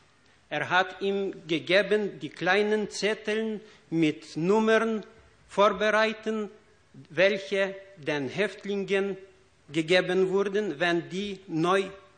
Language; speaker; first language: German; non-native, fluent; Ukrainian